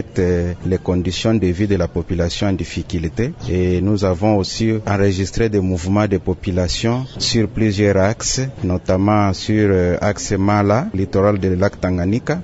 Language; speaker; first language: French; non-native, local second language; Swahili